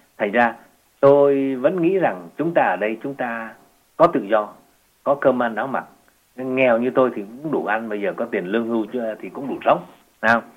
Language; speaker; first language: Vietnamese; native; Vietnamese